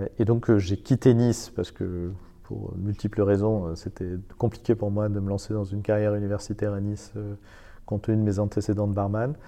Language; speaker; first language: French; non-native, fluent; Persian